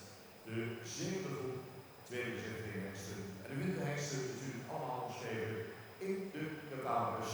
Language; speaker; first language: Dutch; native; Dutch